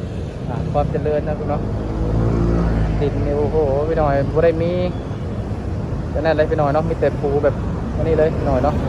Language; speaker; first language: Thai; non-native, local second language; Lao